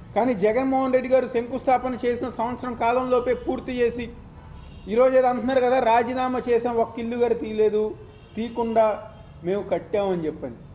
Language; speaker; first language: Telugu; native; Telugu